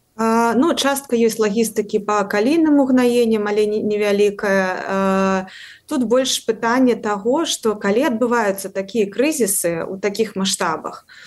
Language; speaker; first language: Belarusian; non-native, local second language; Russian